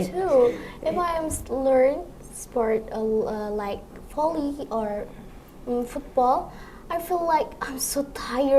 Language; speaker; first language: English; non-native, learner; Indonesian